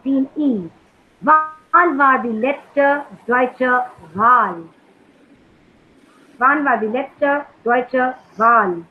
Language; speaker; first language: German; non-native, learner; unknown